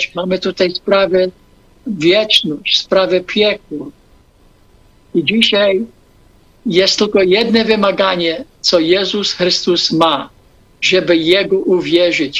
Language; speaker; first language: Polish; non-native, fluent; English